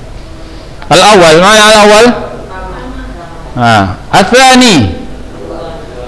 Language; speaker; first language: Arabic; non-native, fluent; Indonesian